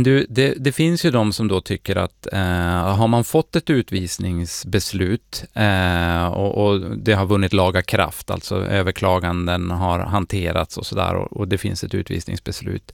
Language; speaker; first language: Swedish; native; Swedish